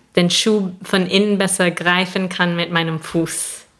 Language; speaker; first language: German; non-native, fluent; English